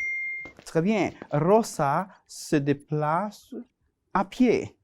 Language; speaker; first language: French; non-native, fluent; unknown